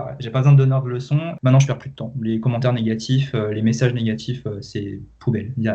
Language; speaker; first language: French; native; French